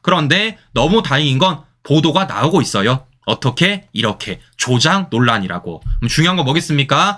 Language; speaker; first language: Korean; native; Korean